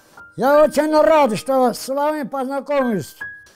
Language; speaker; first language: Russian; non-native, local second language; Armenian